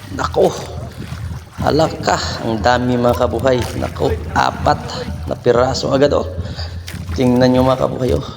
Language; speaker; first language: Filipino; non-native, local second language; Cebuano